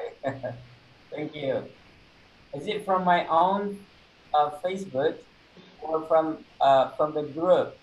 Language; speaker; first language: English; non-native, fluent; Indonesian